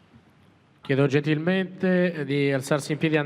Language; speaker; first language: Italian; native; Italian